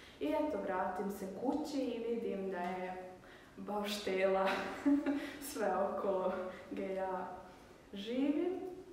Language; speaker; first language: Croatian; early bilingual, heritage; Croatian